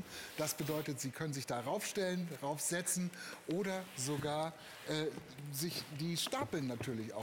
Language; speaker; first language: German; native; German